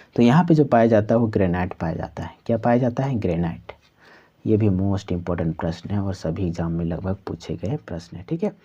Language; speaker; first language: Hindi; non-native, local second language; Santali